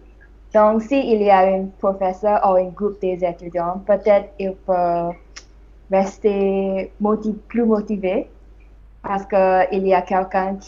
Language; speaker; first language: French; non-native, learner; English